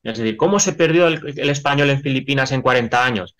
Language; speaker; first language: Spanish; native; Spanish